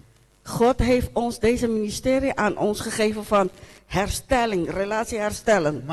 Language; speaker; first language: Dutch; non-native, local second language; Papiamento